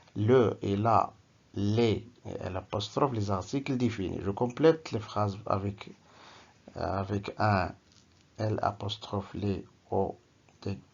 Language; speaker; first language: French; non-native, local second language; Arabic